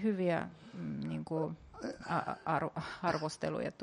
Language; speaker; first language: Finnish; non-native, fluent; Russian